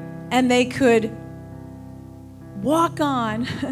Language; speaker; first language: English; native; English